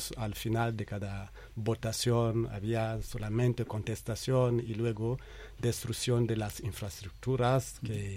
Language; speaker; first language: Spanish; non-native, fluent; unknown